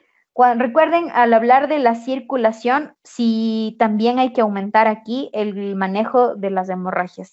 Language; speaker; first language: Spanish; native; Spanish